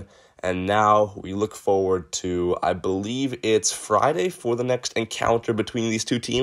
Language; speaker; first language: English; native; English